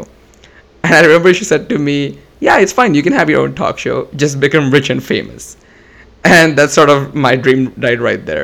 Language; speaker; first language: English; non-native, local second language; Hindi